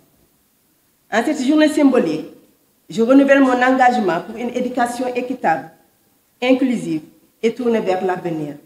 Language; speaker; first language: French; non-native, local second language; Wolof